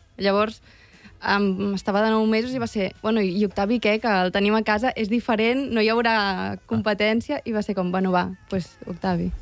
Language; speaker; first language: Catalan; native; Catalan